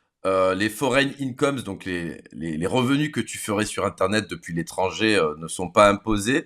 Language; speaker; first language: French; native; French